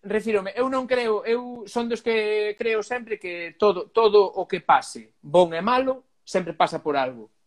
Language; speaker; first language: Galician; native; Galician